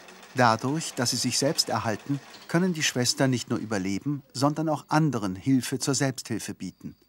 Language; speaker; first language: German; native; German